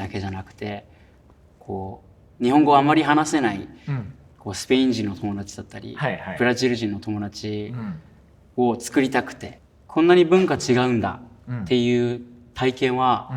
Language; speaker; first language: Japanese; early bilingual, other home language; Filipino